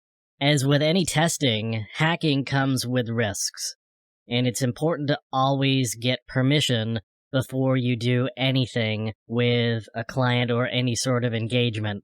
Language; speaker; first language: English; native; English